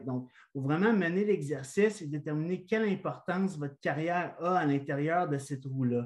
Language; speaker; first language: French; native; French